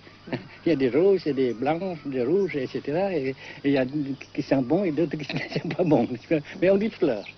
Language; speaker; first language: French; non-native, fluent; Vietnamese